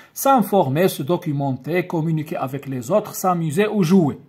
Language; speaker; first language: French; non-native, local second language; Arabic